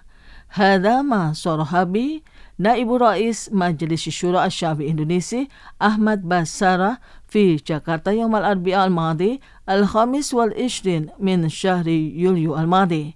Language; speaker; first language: Arabic; non-native, fluent; Indonesian